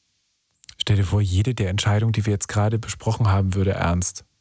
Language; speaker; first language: German; native; German